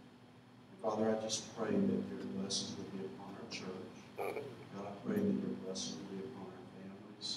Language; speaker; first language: English; native; English